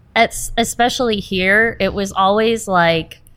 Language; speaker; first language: English; early bilingual, other home language; Portuguese